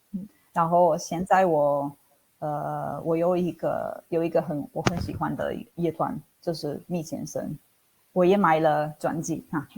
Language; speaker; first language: Chinese; non-native, fluent; Italian